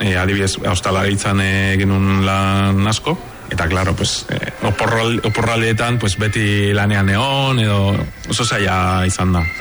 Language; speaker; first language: Basque; non-native, fluent; Spanish